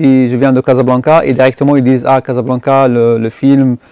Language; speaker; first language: French; non-native, local second language; Arabic